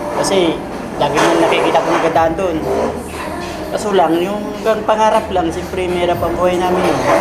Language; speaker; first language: Filipino; non-native, local second language; Kinaray-a